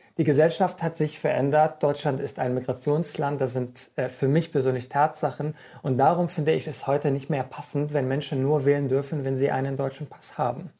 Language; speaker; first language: German; non-native, fluent; Arabic